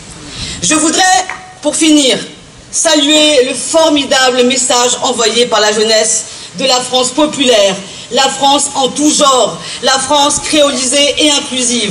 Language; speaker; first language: French; native; French